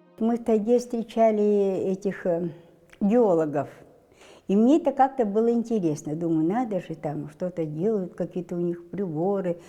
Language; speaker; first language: Russian; non-native, local second language; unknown